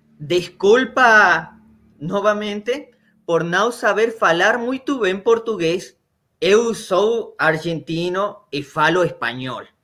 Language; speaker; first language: Portuguese; non-native, learner; Spanish